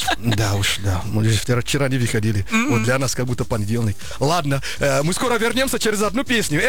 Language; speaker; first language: Russian; non-native, fluent; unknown